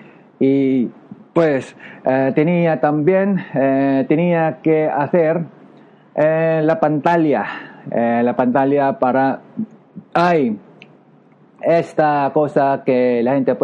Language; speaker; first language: Spanish; non-native, learner; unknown